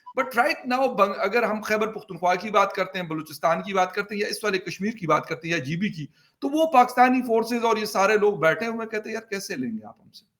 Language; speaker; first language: Urdu; non-native, local second language; Pashto